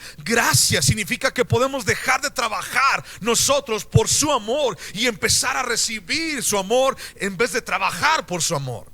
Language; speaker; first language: Spanish; native; Spanish